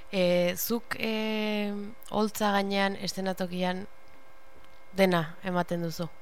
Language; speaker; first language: Basque; native; Basque